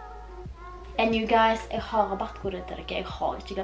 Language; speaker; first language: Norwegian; native; Norwegian